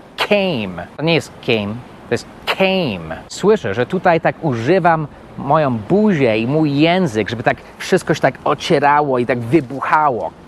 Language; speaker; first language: Polish; non-native, fluent; English